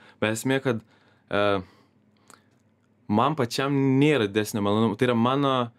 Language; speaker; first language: Lithuanian; native; Lithuanian